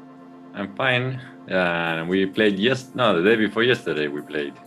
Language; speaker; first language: English; non-native, fluent; Spanish